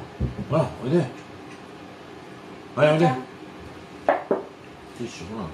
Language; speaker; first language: Japanese; native; Japanese